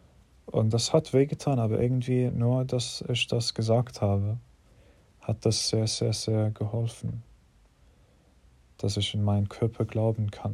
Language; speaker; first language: German; non-native, fluent; English